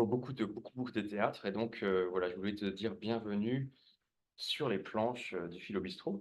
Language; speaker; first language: French; native; French